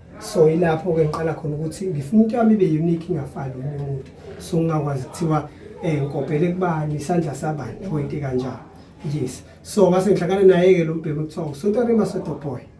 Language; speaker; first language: Zulu; native; Zulu